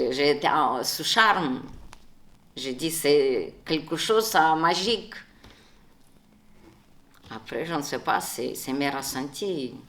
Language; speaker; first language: French; non-native, fluent; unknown